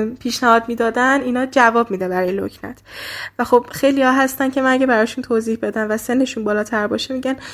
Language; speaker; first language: Persian; native; Persian